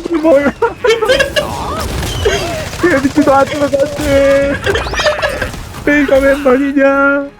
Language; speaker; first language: Korean; native; Korean